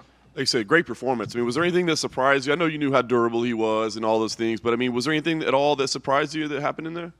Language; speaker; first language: English; native; English